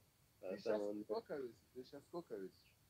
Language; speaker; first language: Russian; non-native, local second language; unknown